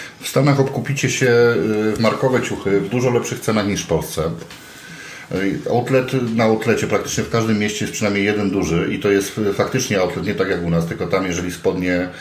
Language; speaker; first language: Polish; native; Polish